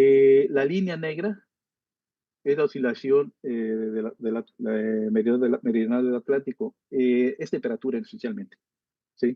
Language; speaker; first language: Spanish; native; Spanish